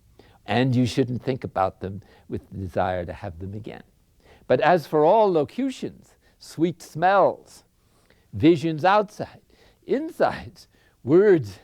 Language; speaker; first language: English; native; English